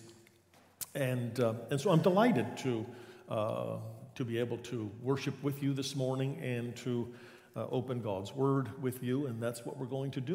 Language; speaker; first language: English; native; English